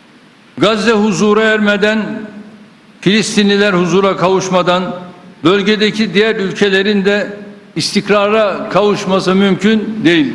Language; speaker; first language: Turkish; native; Turkish